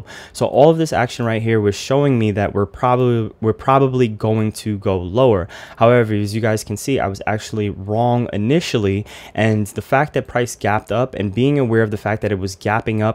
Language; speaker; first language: English; native; English